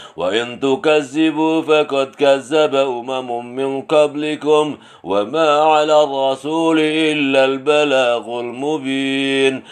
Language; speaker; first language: Arabic; non-native, learner; Indonesian